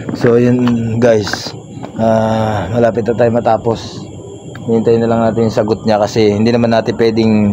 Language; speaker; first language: Filipino; native; Filipino